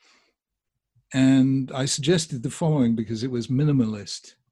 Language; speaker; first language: English; native; English